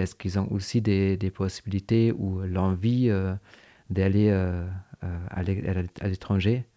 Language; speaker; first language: French; non-native, fluent; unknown